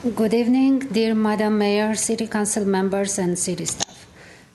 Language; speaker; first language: English; non-native, fluent; Armenian